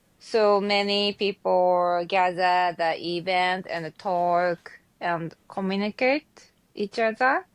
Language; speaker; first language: English; non-native, learner; Japanese